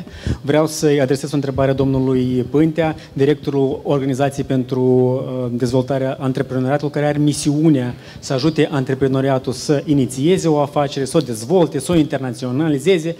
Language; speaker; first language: Romanian; native; Romanian